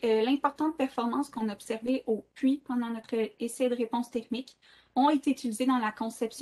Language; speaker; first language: French; native; French